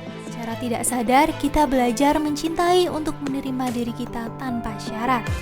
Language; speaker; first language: Indonesian; native; Indonesian